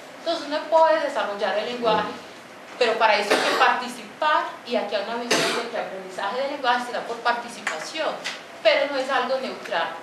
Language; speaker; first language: Spanish; non-native, fluent; Portuguese